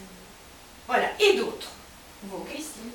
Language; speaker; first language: French; non-native, fluent; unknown